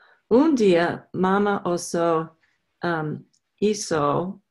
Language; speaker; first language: Spanish; non-native, learner; English